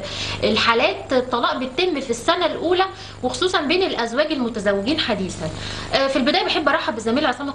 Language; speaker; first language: Arabic; native; Arabic